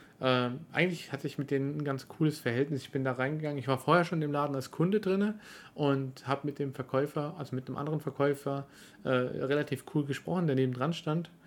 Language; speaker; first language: German; early bilingual, other home language; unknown